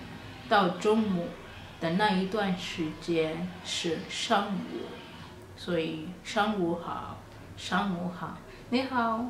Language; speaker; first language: Chinese; non-native, fluent; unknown